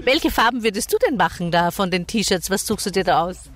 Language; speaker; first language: German; native; German